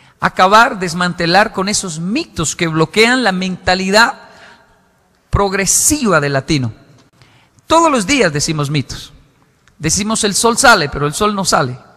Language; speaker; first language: Spanish; non-native, fluent; Japanese